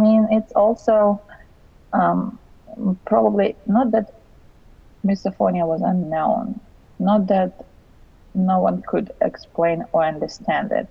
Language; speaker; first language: English; non-native, fluent; Russian